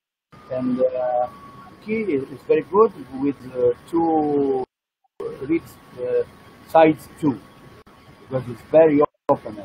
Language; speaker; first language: English; non-native, learner; Italian